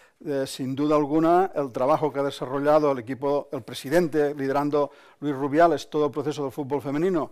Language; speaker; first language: Spanish; native; Spanish